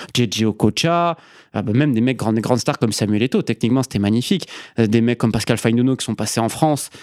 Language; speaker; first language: French; native; French